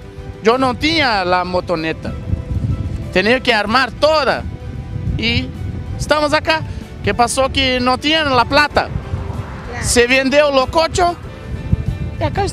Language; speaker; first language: Spanish; non-native, learner; Portuguese